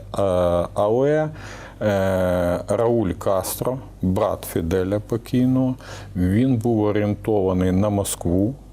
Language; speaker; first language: Ukrainian; native; Ukrainian